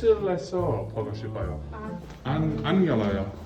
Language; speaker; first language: Korean; non-native, learner; English